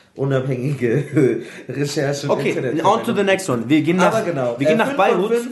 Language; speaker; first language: German; early bilingual, other home language; Arabic